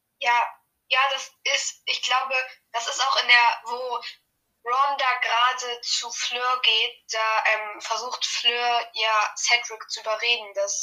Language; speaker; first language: German; native; German